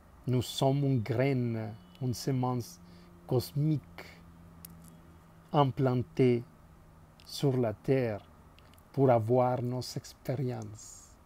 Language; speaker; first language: French; non-native, fluent; Spanish